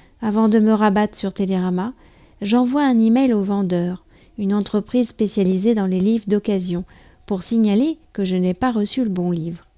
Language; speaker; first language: French; native; French